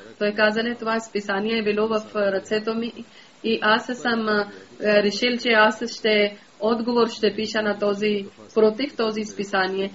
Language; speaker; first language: Bulgarian; non-native, learner; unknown